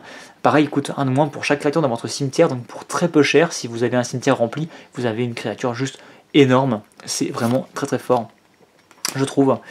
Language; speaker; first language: French; native; French